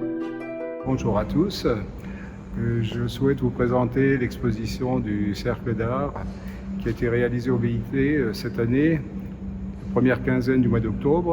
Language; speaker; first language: French; native; French